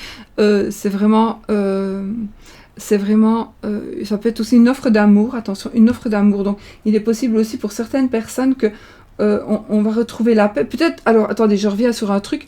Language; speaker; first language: French; native; French